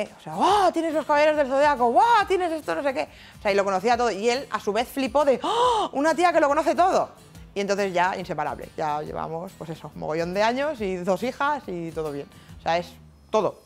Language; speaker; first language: Spanish; native; Spanish